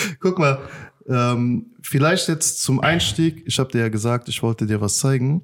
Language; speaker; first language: German; early bilingual, other home language; Persian